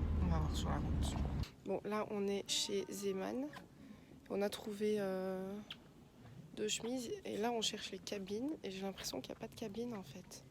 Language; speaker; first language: French; native; French